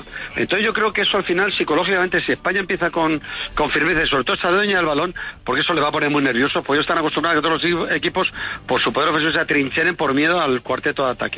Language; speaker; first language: Spanish; native; Spanish